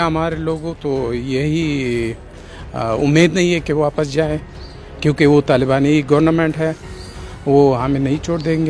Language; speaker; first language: Hindi; non-native, local second language; Persian